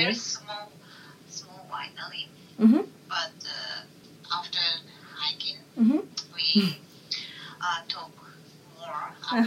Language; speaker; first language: English; non-native, learner; Japanese